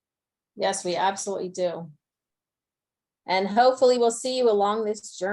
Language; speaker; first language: English; native; English